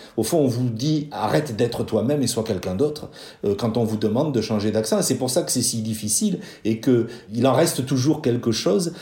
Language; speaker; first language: French; native; French